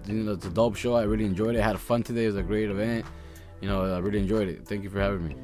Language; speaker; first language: English; early bilingual, other home language; Spanish